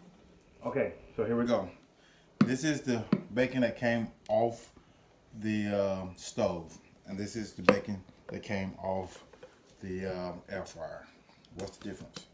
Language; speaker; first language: English; native; English